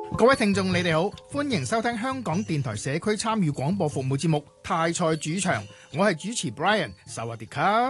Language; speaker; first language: Chinese; non-native, local second language; Cantonese